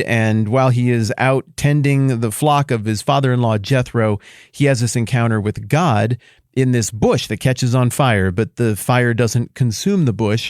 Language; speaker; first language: English; native; English